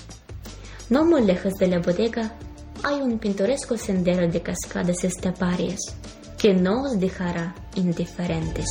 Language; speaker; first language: Spanish; non-native, fluent; Ukrainian